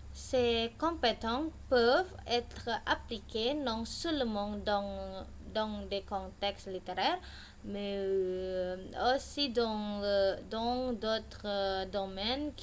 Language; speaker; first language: French; non-native, learner; Indonesian